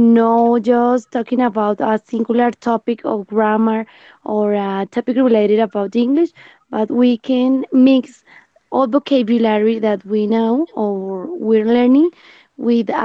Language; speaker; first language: English; non-native, learner; Spanish